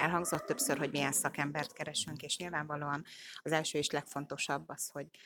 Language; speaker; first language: Hungarian; native; Hungarian